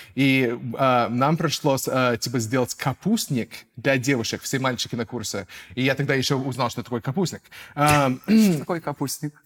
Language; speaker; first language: Russian; non-native, fluent; English